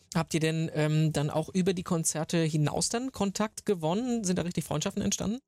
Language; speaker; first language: German; native; German